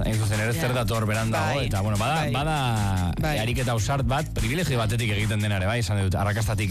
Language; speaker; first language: Basque; native; Basque